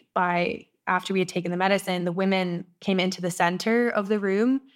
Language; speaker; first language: English; native; English